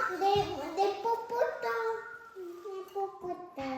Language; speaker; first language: Korean; early bilingual, heritage; French